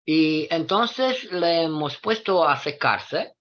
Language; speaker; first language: Spanish; non-native, fluent; Romanian